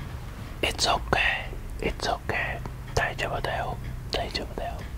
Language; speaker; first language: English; non-native, learner; Japanese